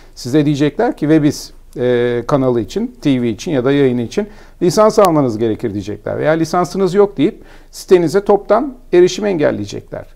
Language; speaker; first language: Turkish; native; Turkish